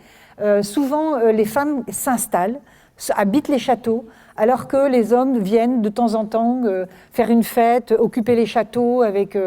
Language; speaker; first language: French; native; French